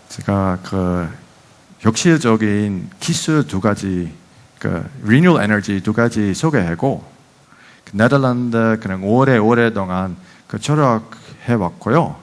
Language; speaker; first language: Korean; non-native, fluent; Dutch